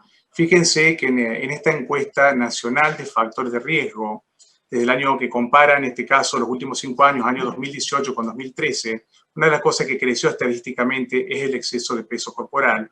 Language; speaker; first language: Spanish; native; Spanish